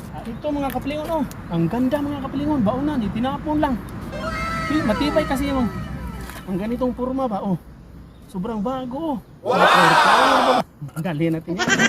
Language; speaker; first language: Filipino; non-native, local second language; Cebuano